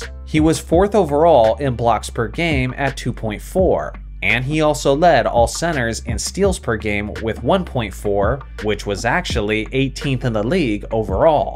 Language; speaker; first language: English; native; English